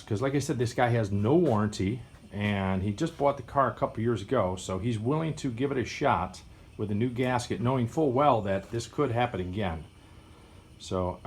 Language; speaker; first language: English; native; English